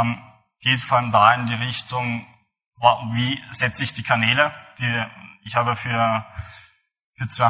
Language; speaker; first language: German; native; German